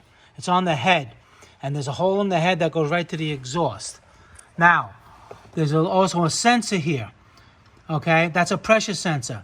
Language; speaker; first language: English; native; English